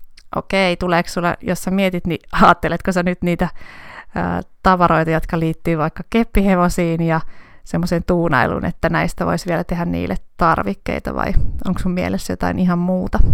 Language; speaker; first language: Finnish; native; Finnish